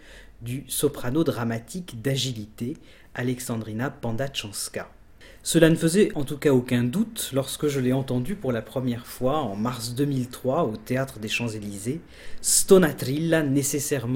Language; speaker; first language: French; native; French